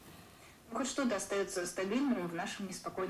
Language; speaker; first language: Russian; native; Russian